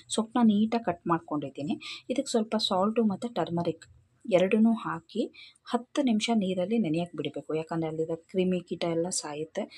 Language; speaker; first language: Kannada; native; Kannada